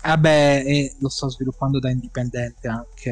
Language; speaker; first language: Italian; native; Italian